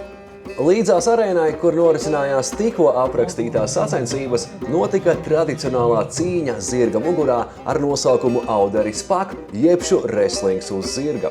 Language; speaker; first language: Latvian; native; Latvian